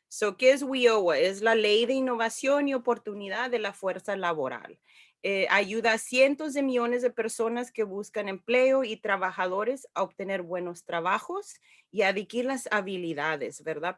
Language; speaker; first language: Spanish; early bilingual, heritage; Spanish